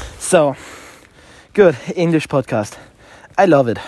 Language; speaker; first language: English; non-native, learner; German